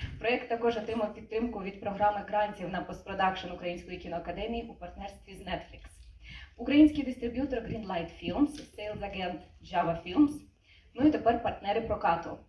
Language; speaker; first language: Ukrainian; native; Ukrainian